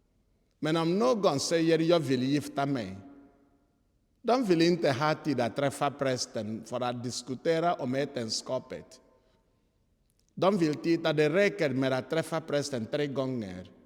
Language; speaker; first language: Swedish; non-native, fluent; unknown